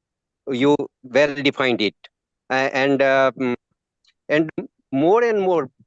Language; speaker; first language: English; non-native, learner; Hindi